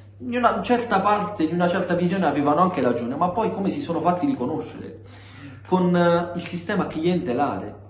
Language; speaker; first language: Italian; early bilingual, other home language; Arabic